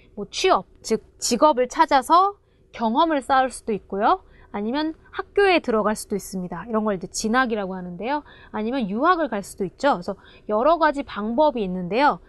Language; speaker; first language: Korean; native; Korean